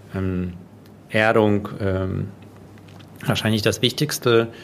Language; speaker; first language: German; non-native, fluent; Russian